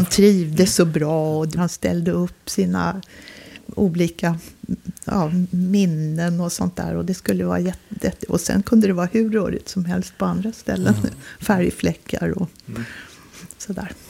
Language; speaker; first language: Swedish; native; Swedish